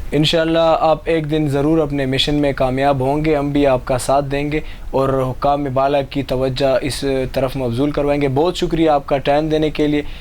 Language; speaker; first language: Urdu; non-native, local second language; Pashto